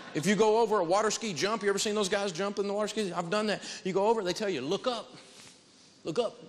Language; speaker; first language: English; native; English